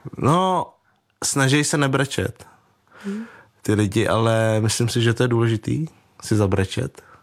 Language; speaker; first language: Czech; early bilingual, other home language; Vietnamese